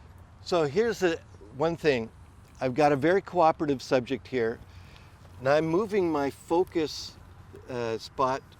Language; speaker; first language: English; native; English